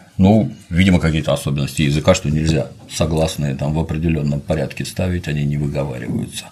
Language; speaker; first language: Russian; native; Russian